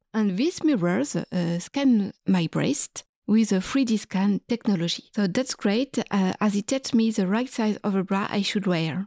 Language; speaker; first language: English; non-native, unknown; French